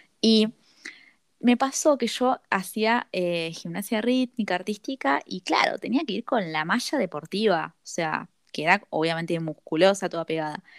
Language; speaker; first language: Spanish; native; Spanish